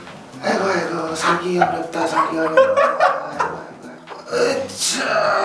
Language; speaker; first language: Korean; early bilingual, heritage; Korean